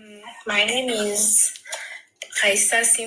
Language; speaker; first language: English; non-native, learner; French